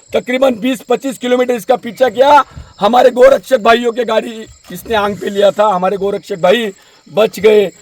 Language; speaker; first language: Hindi; non-native, local second language; Marathi